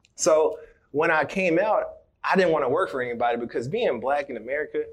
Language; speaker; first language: English; native; English